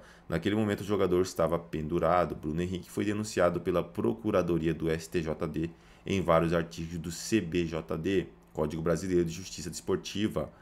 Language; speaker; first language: Portuguese; native; Portuguese